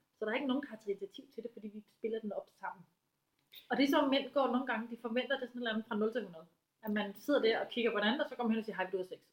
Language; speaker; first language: Danish; native; Danish